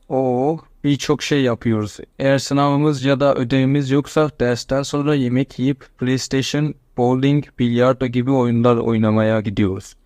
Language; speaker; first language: Turkish; non-native, fluent; Persian